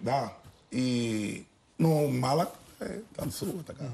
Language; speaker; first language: Bulgarian; non-native, learner; Spanish